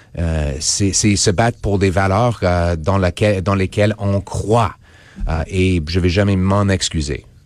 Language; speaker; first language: French; non-native, local second language; English